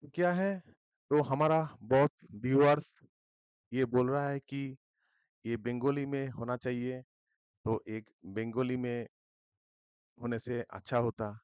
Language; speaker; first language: Hindi; non-native, local second language; Bangla